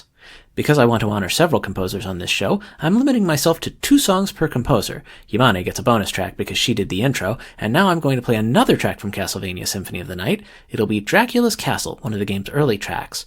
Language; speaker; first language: English; native; English